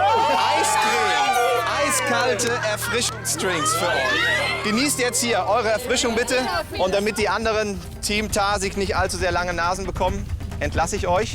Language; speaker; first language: German; native; German